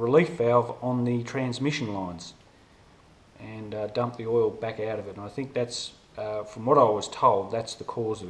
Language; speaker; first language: English; native; English